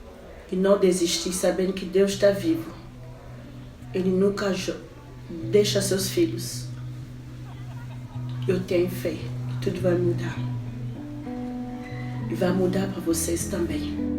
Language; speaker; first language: Portuguese; non-native, fluent; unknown